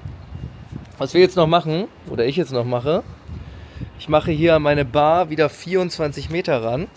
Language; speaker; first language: German; native; German